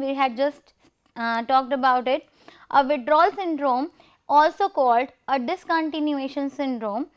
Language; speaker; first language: English; non-native, local second language; Hindi